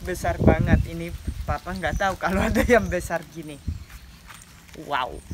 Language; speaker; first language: Indonesian; non-native, fluent; Spanish